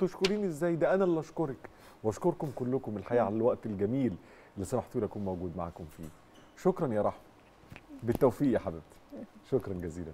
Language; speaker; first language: Arabic; native; Arabic